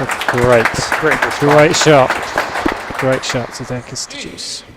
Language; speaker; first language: English; native; English